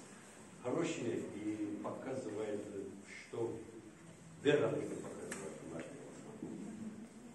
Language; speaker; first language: Russian; non-native, learner; Romanian